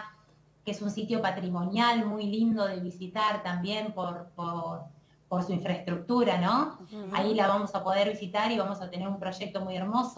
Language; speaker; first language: Spanish; native; Spanish